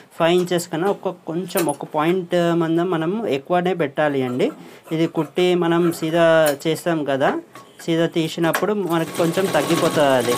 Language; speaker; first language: Telugu; non-native, local second language; Urdu